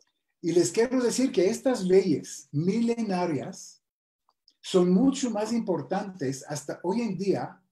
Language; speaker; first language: Spanish; non-native, fluent; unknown